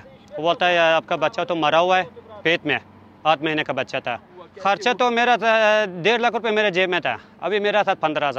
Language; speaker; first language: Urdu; non-native, learner; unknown